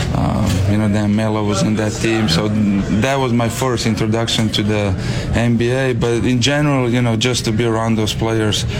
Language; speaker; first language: English; non-native, fluent; Slovenian